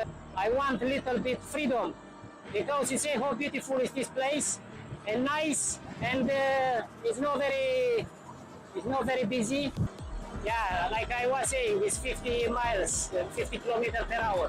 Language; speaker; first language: English; non-native, learner; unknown